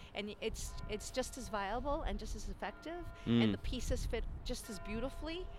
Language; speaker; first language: English; native; English